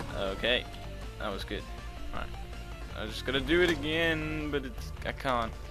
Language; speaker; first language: English; native; English